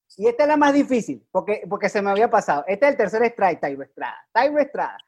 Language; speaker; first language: Spanish; native; Spanish